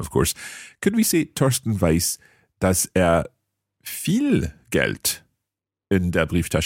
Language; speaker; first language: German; non-native, learner; English